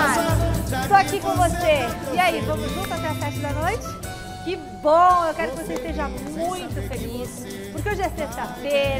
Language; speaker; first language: Portuguese; native; Portuguese